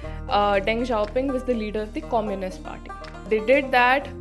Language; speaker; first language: English; non-native, local second language; Hindi